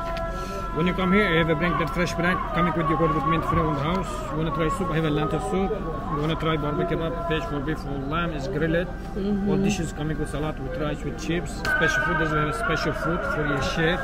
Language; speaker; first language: English; non-native, learner; Turkish